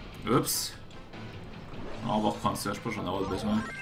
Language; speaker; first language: French; native; French